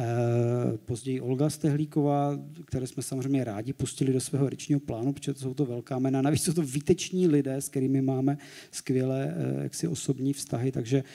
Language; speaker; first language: Czech; native; Czech